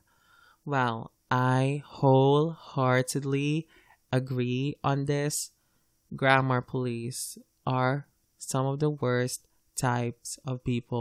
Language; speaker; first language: English; non-native, local second language; Filipino